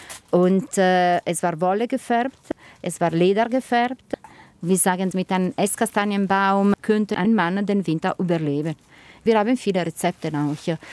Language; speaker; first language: German; non-native, fluent; Italian